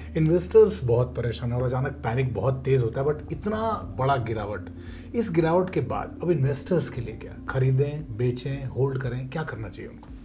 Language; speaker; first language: Hindi; native; Hindi